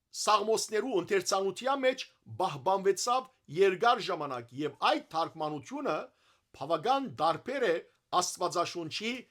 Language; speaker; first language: Armenian; native; Armenian